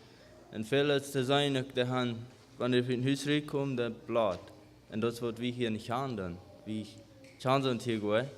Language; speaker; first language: German; non-native, learner; Low German